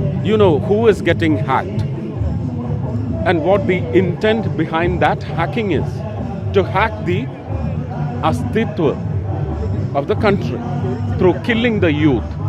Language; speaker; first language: English; non-native, local second language; Malayalam